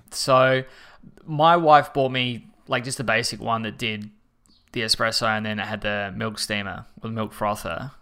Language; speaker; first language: English; native; English